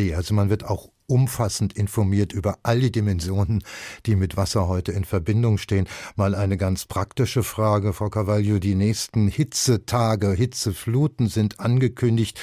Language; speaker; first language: German; native; German